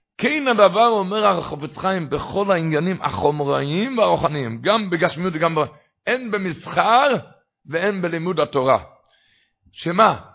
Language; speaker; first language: Hebrew; non-native, local second language; Yiddish